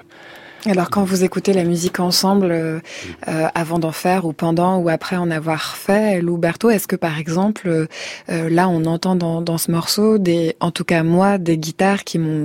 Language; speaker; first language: French; native; French